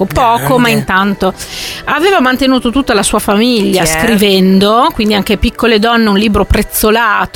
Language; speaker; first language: Italian; native; Italian